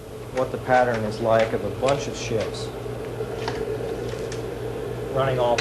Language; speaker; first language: English; native; English